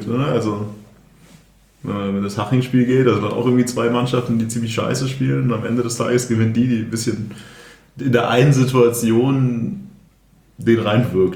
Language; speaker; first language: German; native; German